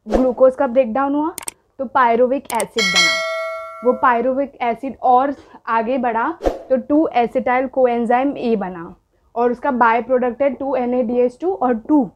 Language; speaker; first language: Hindi; non-native, local second language; Marathi